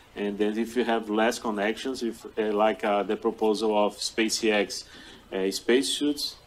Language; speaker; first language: English; non-native, fluent; Portuguese